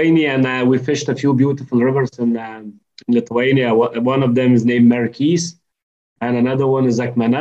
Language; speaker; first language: English; non-native, fluent; Lithuanian